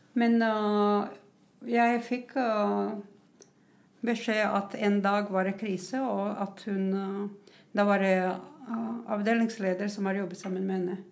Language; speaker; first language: Norwegian; non-native, fluent; Croatian